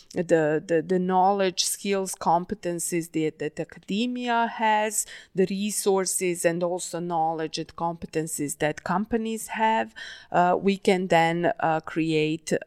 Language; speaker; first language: English; non-native, fluent; Serbian